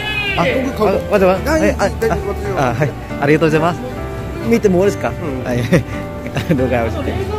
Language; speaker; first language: Japanese; non-native, learner; Vietnamese